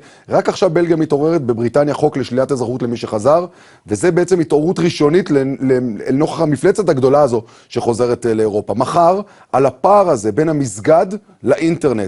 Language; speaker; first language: Hebrew; native; Hebrew